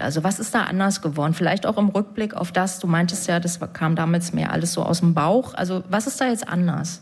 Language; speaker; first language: German; native; German